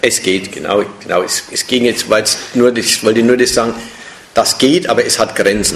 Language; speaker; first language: German; native; German